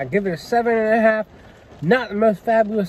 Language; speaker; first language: English; native; English